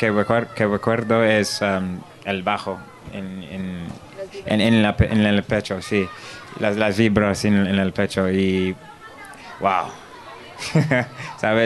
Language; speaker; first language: Spanish; non-native, learner; English